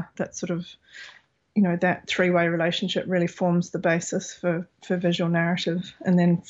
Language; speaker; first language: English; native; English